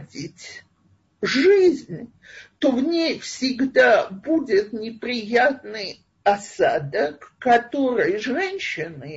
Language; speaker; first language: Russian; native; Russian